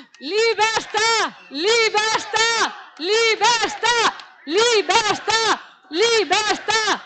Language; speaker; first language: Italian; non-native, fluent; French